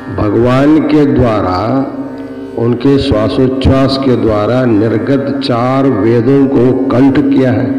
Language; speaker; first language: Hindi; non-native, local second language; Kannada